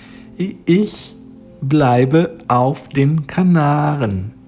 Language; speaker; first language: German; non-native, fluent; Portuguese